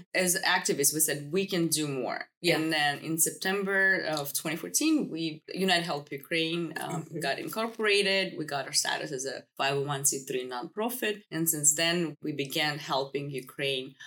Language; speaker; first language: English; non-native, fluent; Russian